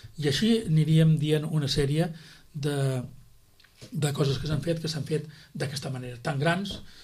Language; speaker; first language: Catalan; native; Catalan